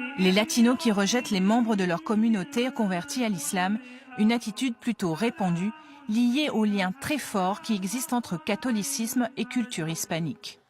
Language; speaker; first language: French; native; French